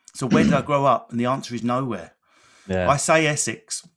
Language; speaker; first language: English; native; English